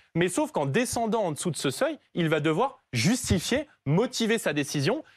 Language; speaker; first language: French; native; French